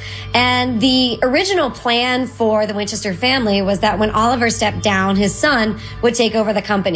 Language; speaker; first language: English; native; English